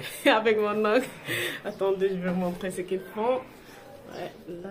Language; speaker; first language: French; non-native, local second language; Wolof